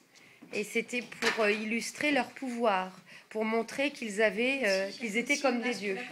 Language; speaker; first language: French; native; French